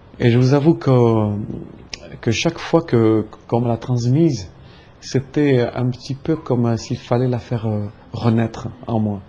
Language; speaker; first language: French; native; French